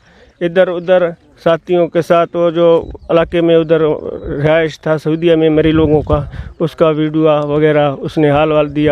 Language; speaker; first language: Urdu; non-native, local second language; Baluchi